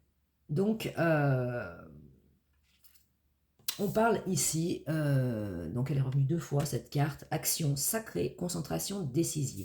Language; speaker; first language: French; native; French